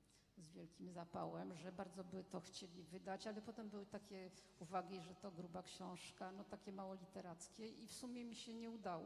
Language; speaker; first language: Polish; non-native, fluent; French